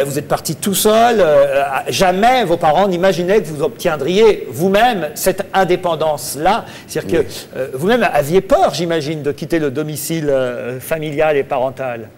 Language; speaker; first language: French; native; French